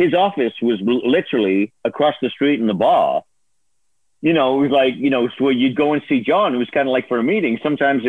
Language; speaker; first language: English; native; English